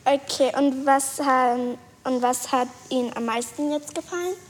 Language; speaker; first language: German; native; German